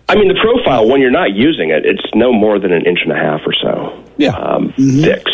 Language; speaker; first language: English; native; English